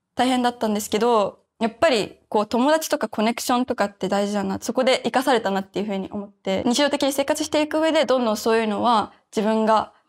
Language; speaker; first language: Japanese; native; Japanese